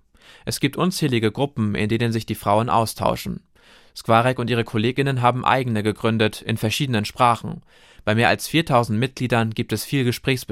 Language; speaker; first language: German; native; German